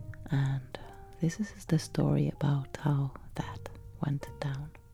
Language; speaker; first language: English; non-native, fluent; Norwegian